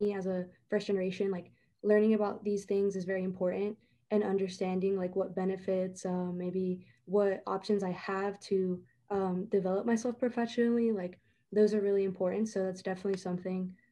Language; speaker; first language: English; native; English